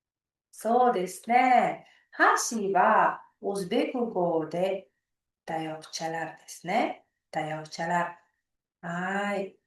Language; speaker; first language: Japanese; non-native, fluent; Uzbek